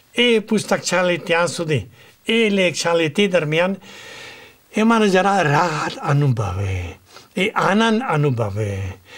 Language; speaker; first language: Gujarati; non-native, fluent; Spanish